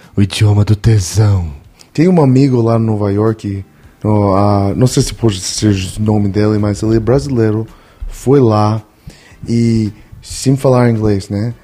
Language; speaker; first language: Portuguese; non-native, learner; English